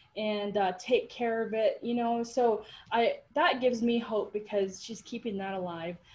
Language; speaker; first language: English; native; English